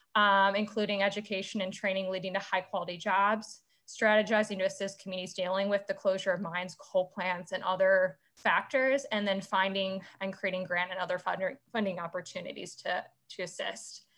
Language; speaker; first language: English; native; English